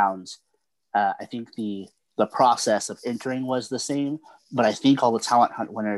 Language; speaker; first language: English; native; English